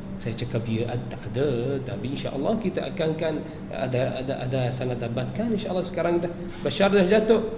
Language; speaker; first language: Malay; non-native, fluent; Arabic